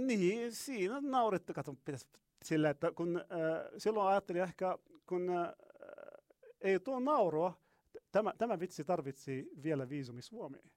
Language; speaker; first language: Finnish; non-native, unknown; Arabic